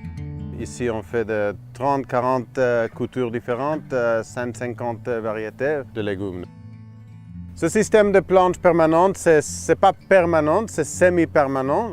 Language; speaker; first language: French; non-native, fluent; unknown